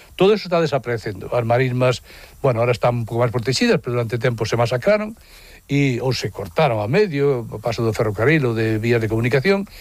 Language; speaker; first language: Galician; non-native, local second language; Spanish